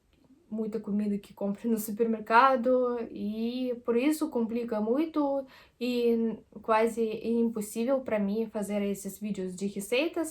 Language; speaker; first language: Portuguese; non-native, fluent; Russian